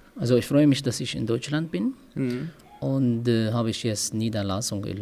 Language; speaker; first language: German; non-native, learner; Arabic